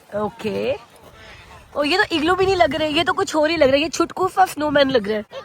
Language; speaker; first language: Hindi; native; Hindi